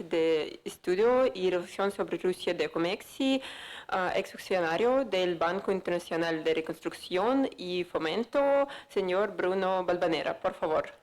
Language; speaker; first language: Spanish; non-native, fluent; Russian